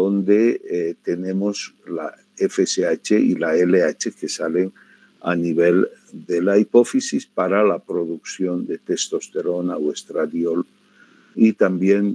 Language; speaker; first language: Spanish; native; Spanish